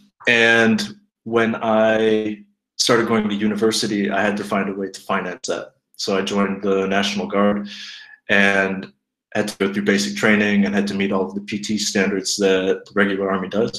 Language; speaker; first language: English; native; English